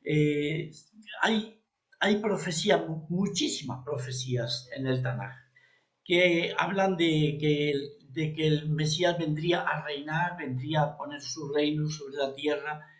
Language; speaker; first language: Spanish; native; Spanish